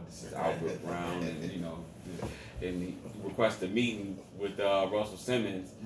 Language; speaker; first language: English; native; English